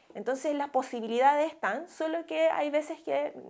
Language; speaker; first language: Spanish; native; Spanish